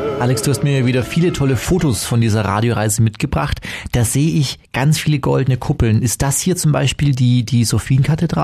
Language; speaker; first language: German; native; German